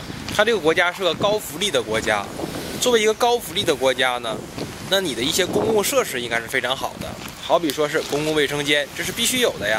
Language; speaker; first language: Chinese; native; Chinese